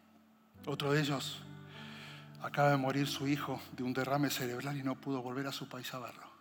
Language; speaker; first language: Spanish; native; Spanish